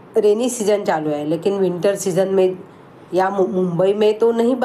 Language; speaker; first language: Hindi; non-native, local second language; Marathi